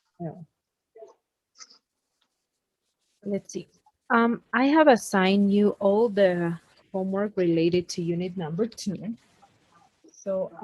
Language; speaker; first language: English; non-native, fluent; Spanish